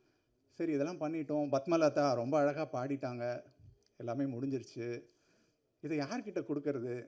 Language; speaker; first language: Tamil; native; Tamil